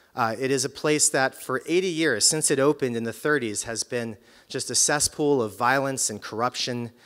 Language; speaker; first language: English; native; English